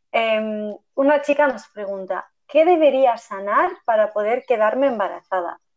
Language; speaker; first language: Spanish; non-native, fluent; Armenian